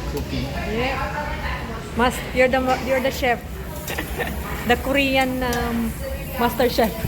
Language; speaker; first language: English; non-native, local second language; Filipino